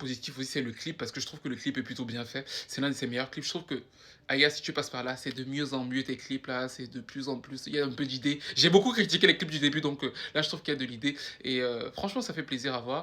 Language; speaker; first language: French; native; French